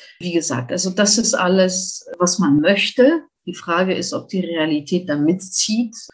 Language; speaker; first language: German; non-native, fluent; Polish